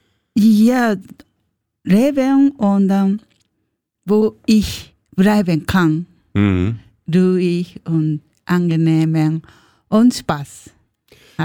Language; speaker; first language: German; non-native, learner; Japanese